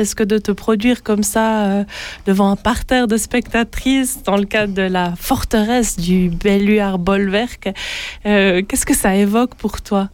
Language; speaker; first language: French; native; French